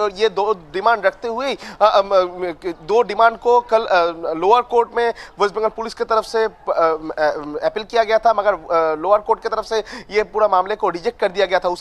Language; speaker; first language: Hindi; non-native, local second language; Bangla